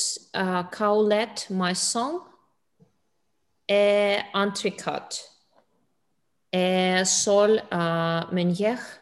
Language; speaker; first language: French; non-native, learner; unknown